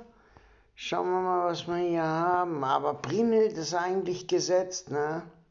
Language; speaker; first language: German; native; German